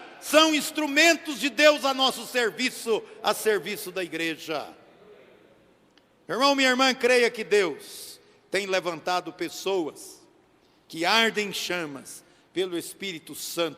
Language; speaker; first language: Portuguese; native; Portuguese